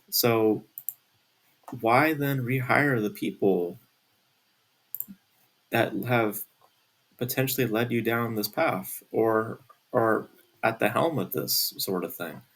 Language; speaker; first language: English; native; English